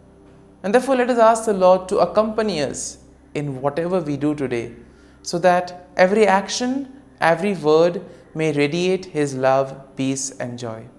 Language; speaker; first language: English; non-native, local second language; Konkani